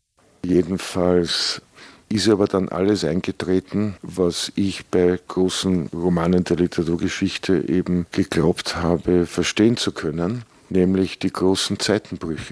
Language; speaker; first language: German; native; German